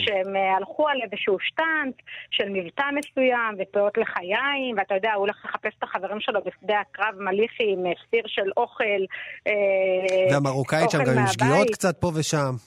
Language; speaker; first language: Hebrew; native; Hebrew